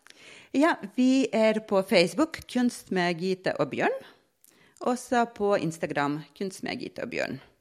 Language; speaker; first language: Norwegian; non-native, fluent; Latvian